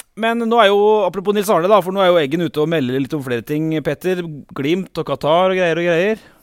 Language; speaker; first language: Norwegian; native; Norwegian